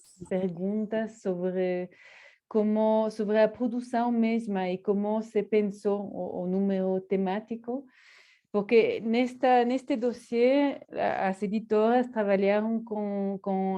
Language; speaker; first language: Portuguese; non-native, fluent; Spanish